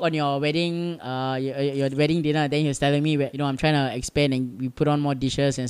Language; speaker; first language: English; native; English